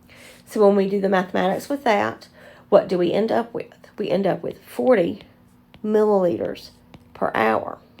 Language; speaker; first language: English; native; English